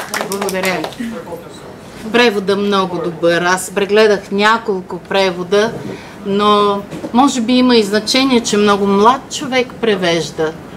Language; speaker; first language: Bulgarian; native; Bulgarian